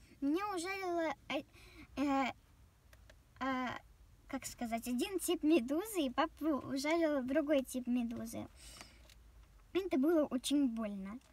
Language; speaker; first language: Russian; early bilingual, heritage; Russian